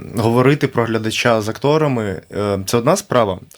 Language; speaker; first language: Ukrainian; native; Ukrainian